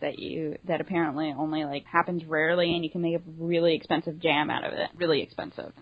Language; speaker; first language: English; native; English